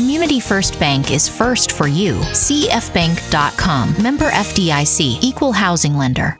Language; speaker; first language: English; native; English